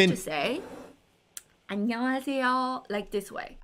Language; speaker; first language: English; non-native, fluent; Korean